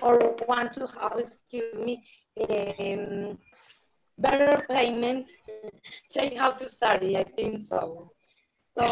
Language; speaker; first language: English; non-native, learner; Spanish